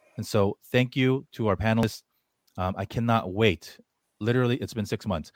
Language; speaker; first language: English; early bilingual, other home language; Korean